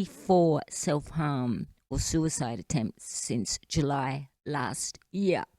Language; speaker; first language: English; native; English